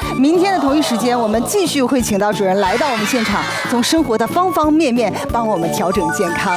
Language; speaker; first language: Chinese; native; Chinese